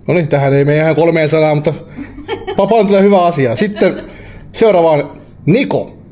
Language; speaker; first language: Finnish; native; Finnish